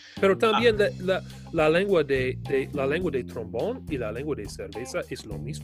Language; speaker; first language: Spanish; non-native, learner; English